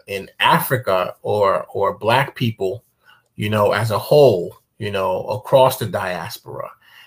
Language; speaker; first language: English; early bilingual, other home language; Akan